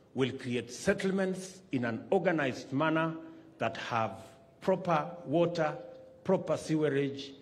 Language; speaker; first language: English; non-native, local second language; Kalenjin